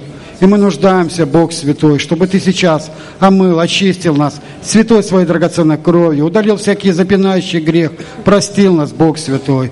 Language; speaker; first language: Russian; native; Russian